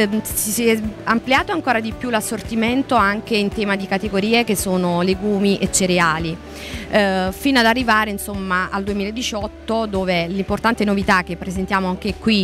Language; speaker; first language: Italian; native; Italian